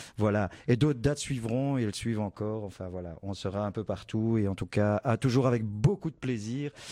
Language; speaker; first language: French; native; French